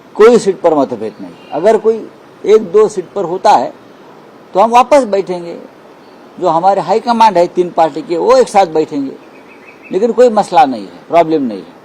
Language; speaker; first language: Hindi; non-native, local second language; Marathi